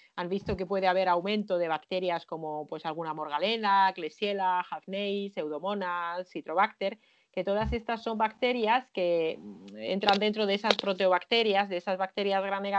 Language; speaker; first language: Spanish; non-native, fluent; Finnish